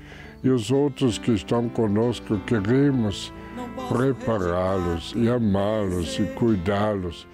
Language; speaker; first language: Portuguese; non-native, fluent; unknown